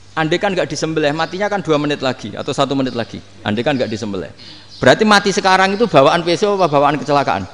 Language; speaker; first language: Indonesian; non-native, local second language; Javanese